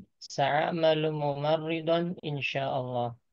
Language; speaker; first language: Arabic; non-native, learner; Indonesian